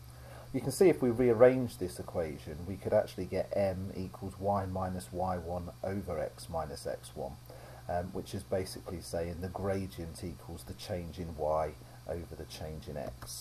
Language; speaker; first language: English; native; English